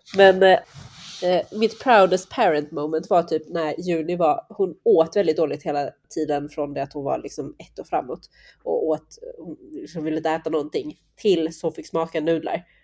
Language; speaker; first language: Swedish; early bilingual, other home language; Chinese